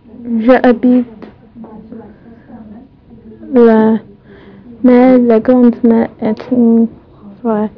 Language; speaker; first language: French; non-native, learner; English